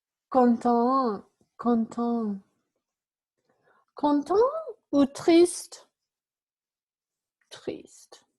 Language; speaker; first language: French; non-native, fluent; English